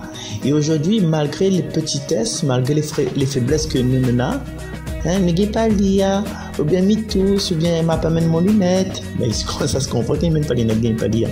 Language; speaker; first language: French; non-native, learner; Réunion Creole French